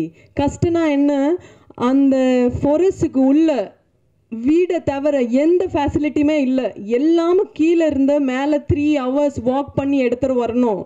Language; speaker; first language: Tamil; non-native, fluent; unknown